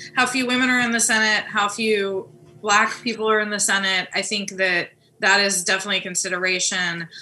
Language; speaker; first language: English; native; English